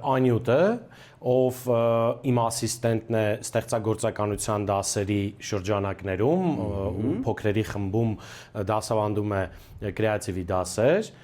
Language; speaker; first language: Armenian; native; Armenian